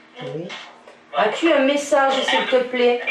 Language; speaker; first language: French; native; French